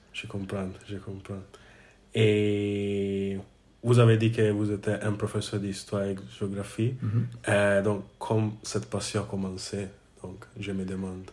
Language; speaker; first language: French; non-native, learner; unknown